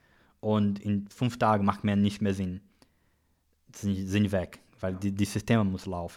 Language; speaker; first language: German; non-native, learner; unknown